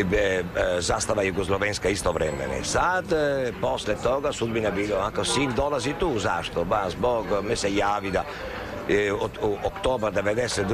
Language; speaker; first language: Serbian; non-native, learner; Italian